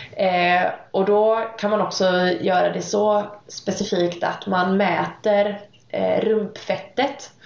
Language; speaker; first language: Swedish; native; Swedish